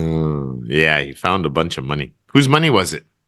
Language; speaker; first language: English; native; English